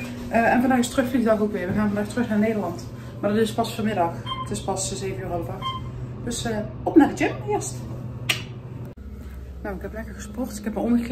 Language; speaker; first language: Dutch; native; Dutch